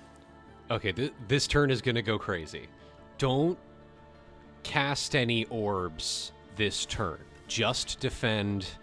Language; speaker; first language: English; native; English